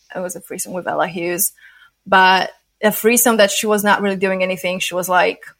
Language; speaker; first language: English; non-native, fluent; Polish